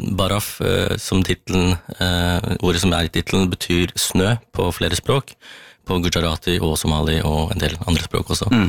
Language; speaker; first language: Norwegian; early bilingual, other home language; Tamil